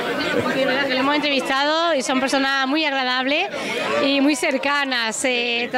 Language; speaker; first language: Spanish; native; Spanish